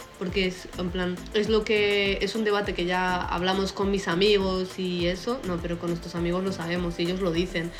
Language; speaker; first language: Spanish; early bilingual, other home language; Arabic